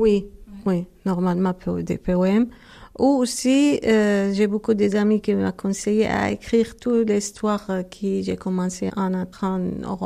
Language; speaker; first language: French; non-native, learner; Arabic